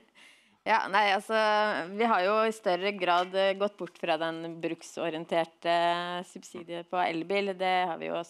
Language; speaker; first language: Norwegian; native; Norwegian